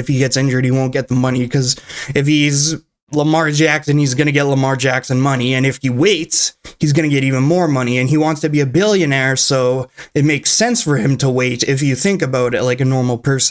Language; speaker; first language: English; native; English